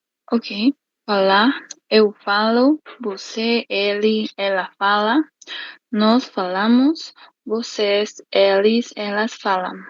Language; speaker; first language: Portuguese; non-native, learner; Spanish